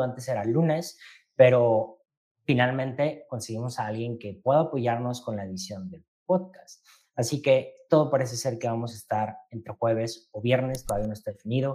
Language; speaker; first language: Spanish; native; Spanish